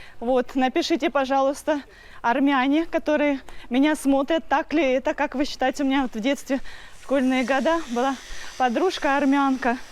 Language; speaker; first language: Russian; native; Russian